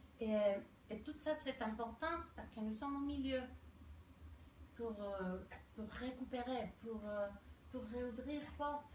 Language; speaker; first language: French; non-native, fluent; Spanish